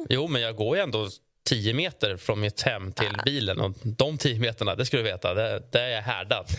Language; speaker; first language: Swedish; native; Swedish